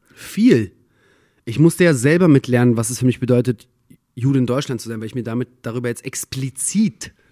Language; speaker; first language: German; early bilingual, other home language; Russian